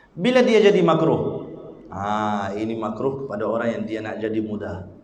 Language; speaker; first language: Malay; non-native, fluent; Arabic